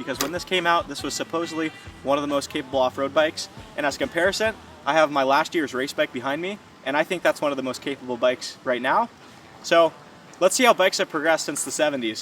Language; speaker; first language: English; native; English